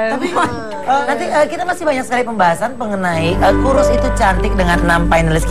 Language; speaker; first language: Indonesian; native; Indonesian